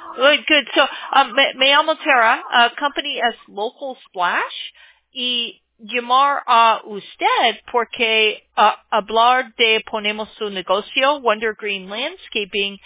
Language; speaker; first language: Spanish; non-native, learner; English